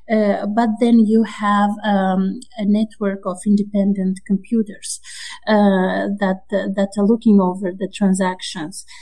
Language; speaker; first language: English; non-native, fluent; Romanian